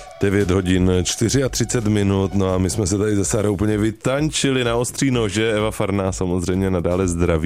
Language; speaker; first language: Czech; native; Czech